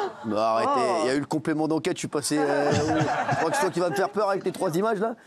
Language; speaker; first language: French; native; French